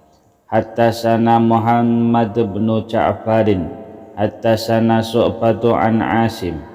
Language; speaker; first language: Arabic; non-native, fluent; Indonesian